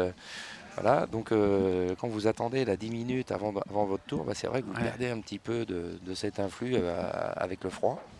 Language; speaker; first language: French; native; French